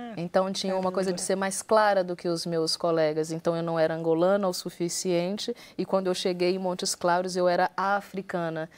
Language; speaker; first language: Portuguese; native; Portuguese